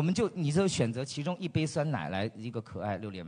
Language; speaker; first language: Chinese; native; Chinese